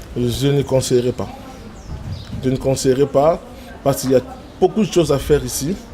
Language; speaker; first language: French; non-native, local second language; Lingala